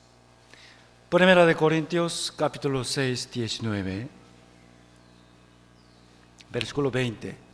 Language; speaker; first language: Spanish; non-native, fluent; Korean